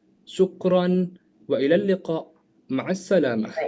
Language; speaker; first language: Arabic; non-native, learner; Malay